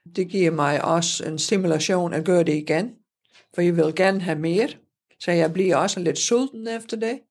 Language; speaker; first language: Danish; non-native, fluent; Dutch